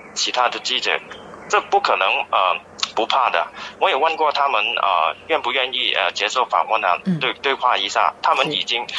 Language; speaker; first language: Chinese; non-native, fluent; Cantonese